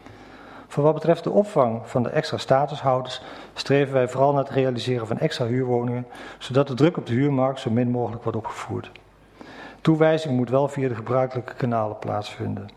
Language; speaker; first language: Dutch; native; Dutch